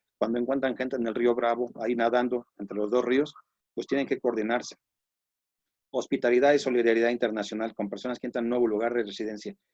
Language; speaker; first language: Spanish; native; Spanish